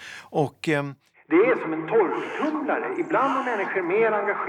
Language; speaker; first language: Swedish; native; Swedish